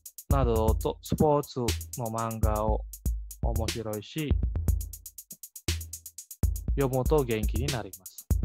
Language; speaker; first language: Japanese; non-native, fluent; Indonesian